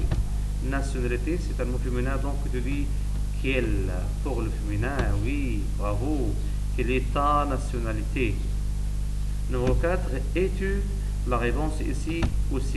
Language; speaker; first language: French; non-native, learner; Arabic